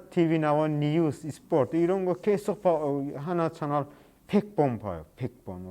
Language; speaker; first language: Korean; non-native, learner; Persian